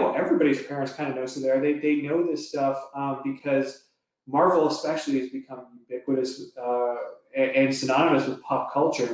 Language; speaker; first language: English; native; English